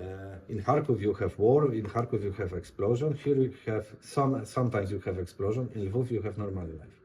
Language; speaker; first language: English; non-native, learner; Polish